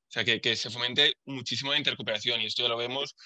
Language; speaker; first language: Spanish; native; Spanish